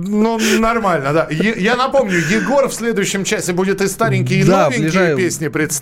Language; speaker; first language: Russian; native; Russian